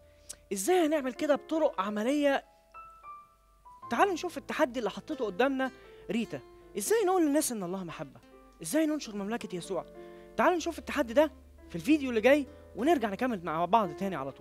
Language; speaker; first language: Arabic; native; Arabic